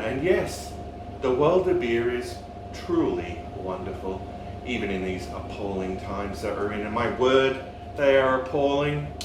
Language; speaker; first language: English; native; English